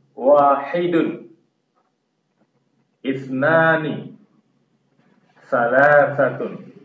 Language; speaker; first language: Arabic; non-native, fluent; Indonesian